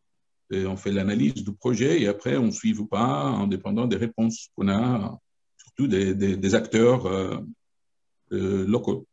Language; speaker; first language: French; non-native, fluent; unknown